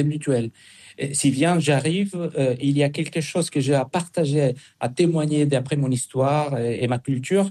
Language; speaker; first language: French; non-native, fluent; Spanish